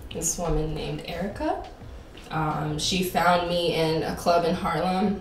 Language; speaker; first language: English; non-native, fluent; Japanese